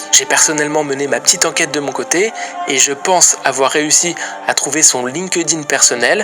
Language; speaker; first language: French; native; French